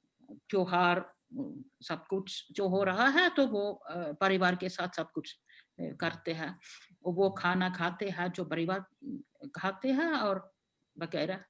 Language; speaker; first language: Hindi; non-native, fluent; Finnish